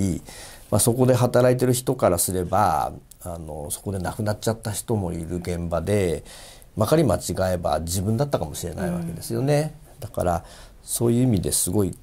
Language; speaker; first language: Japanese; native; Japanese